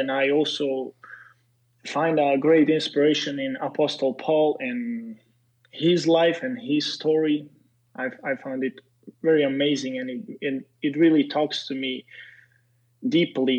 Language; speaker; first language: English; non-native, fluent; Serbian